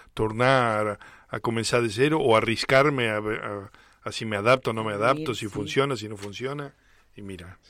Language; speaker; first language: Catalan; native; Catalan